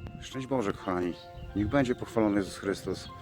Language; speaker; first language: Polish; native; Polish